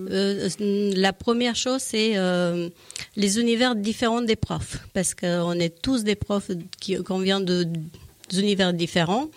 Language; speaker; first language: French; native; French